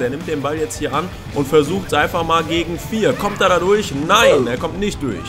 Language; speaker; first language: German; native; German